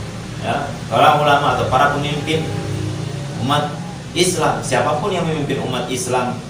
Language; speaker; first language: Indonesian; native; Indonesian